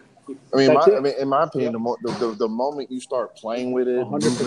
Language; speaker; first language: English; native; English